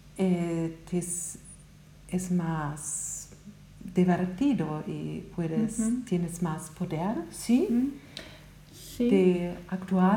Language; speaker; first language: Spanish; non-native, learner; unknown